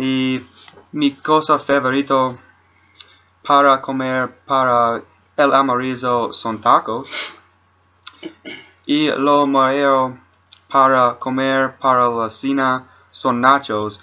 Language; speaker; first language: Spanish; non-native, learner; English